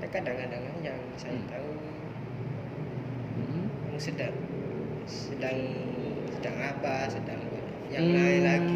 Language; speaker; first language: Indonesian; non-native, learner; Malay